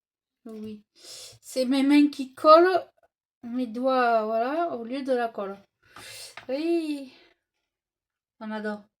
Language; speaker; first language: French; native; French